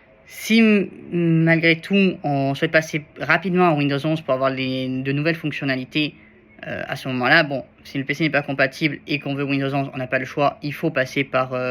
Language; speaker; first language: French; native; French